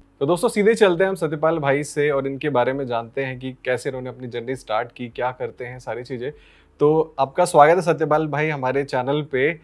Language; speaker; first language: Hindi; native; Hindi